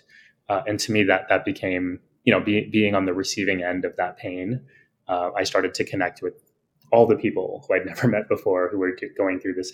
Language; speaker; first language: English; native; English